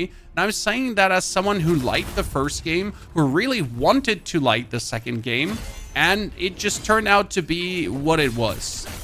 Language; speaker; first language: English; non-native, fluent; German